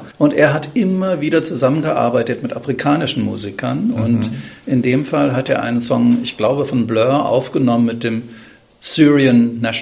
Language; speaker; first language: German; native; German